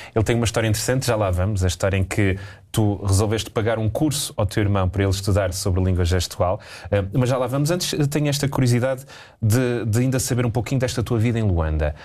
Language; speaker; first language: Portuguese; native; Portuguese